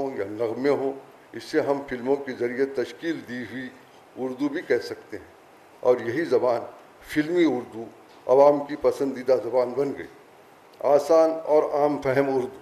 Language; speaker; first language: Urdu; native; Urdu